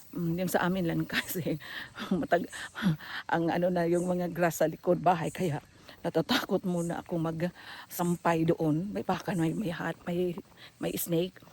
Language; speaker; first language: Filipino; non-native, local second language; Cebuano